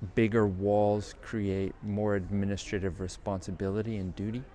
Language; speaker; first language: English; native; English